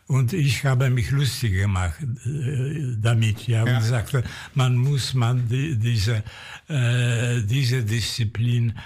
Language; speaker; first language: German; non-native, fluent; Polish